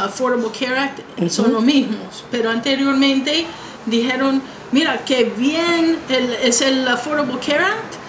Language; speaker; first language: Spanish; non-native, fluent; English